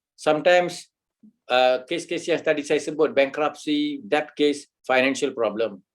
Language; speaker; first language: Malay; non-native, local second language; Tamil